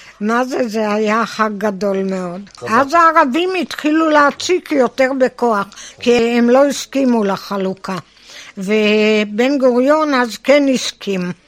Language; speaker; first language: Hebrew; native; Hebrew